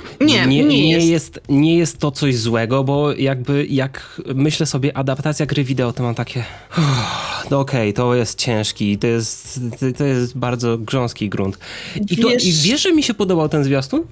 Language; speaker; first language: Polish; native; Polish